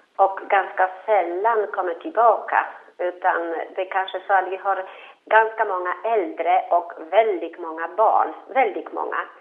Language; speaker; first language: Swedish; non-native, fluent; Polish